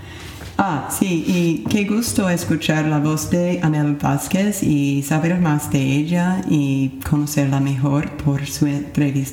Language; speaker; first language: Spanish; non-native, fluent; English